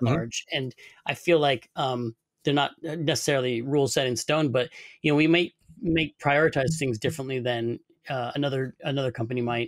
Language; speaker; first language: English; native; English